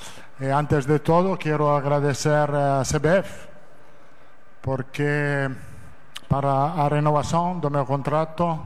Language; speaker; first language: Portuguese; non-native, fluent; Italian